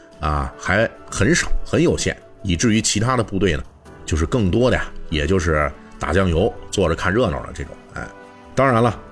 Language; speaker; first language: Chinese; native; Chinese